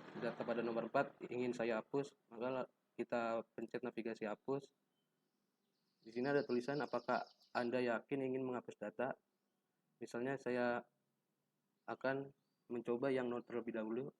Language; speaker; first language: Indonesian; native; Indonesian